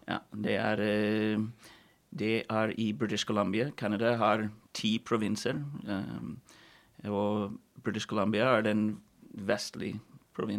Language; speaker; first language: Norwegian; non-native, fluent; English